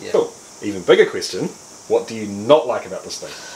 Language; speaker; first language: English; native; English